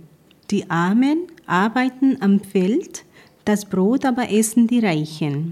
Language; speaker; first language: German; non-native, fluent; Punjabi